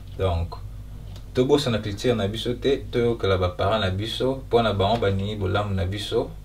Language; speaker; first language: Lingala; early bilingual, heritage; Lingala